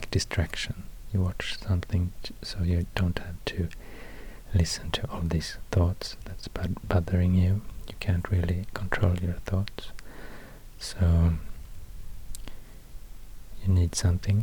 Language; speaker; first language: English; non-native, fluent; Swedish